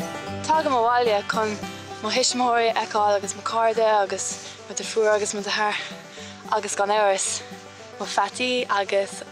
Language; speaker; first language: Irish; non-native, local second language; English